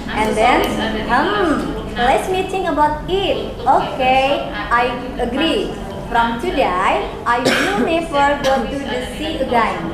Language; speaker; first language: English; non-native, learner; Indonesian